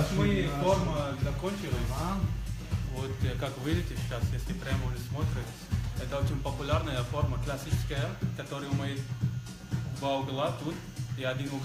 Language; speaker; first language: Russian; non-native, local second language; Georgian